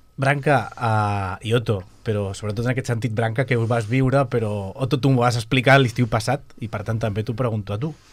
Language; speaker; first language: Catalan; native; Catalan